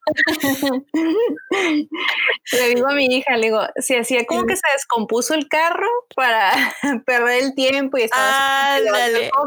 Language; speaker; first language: Spanish; native; Spanish